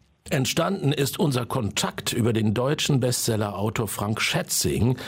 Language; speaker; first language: German; native; German